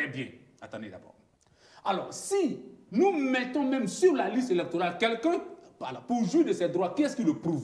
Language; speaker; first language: French; native; French